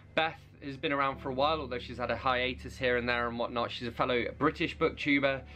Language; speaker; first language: English; native; English